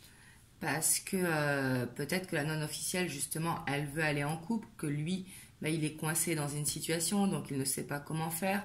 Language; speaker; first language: French; native; French